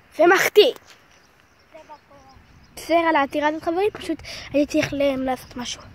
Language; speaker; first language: Hebrew; native; Hebrew